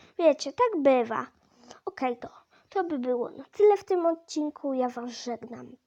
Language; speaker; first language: Polish; native; Polish